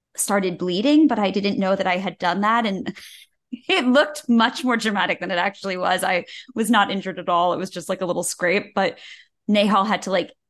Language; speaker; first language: English; native; English